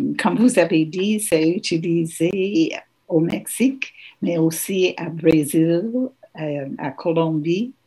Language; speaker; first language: French; non-native, local second language; English